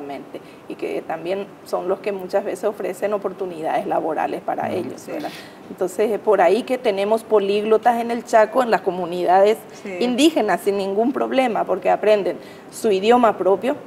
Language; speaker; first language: Spanish; native; Spanish